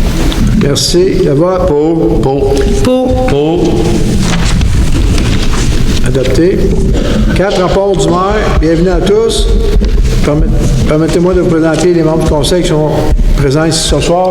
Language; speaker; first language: French; native; French